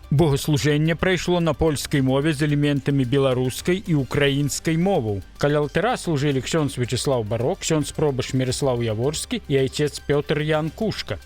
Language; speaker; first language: Belarusian; native; Belarusian